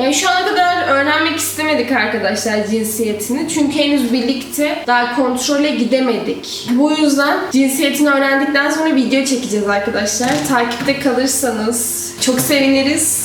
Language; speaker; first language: Turkish; native; Turkish